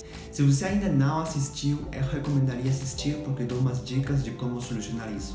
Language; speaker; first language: Portuguese; non-native, fluent; Spanish